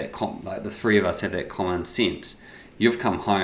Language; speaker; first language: English; native; English